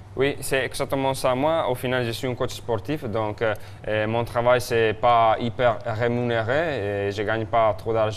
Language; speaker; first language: French; non-native, fluent; Italian